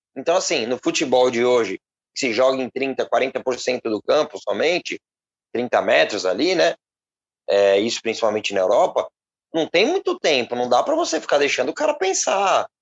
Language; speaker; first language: Portuguese; native; Portuguese